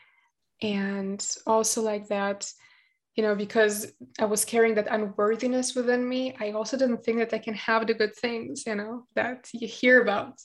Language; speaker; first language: English; non-native, fluent; German